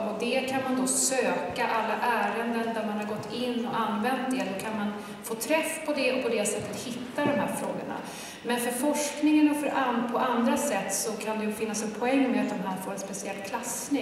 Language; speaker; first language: Swedish; native; Swedish